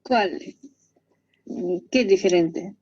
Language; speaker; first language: Spanish; non-native, learner; Russian